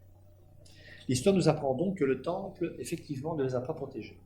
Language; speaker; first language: French; native; French